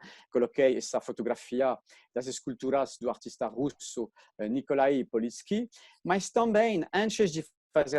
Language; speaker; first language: Portuguese; non-native, fluent; French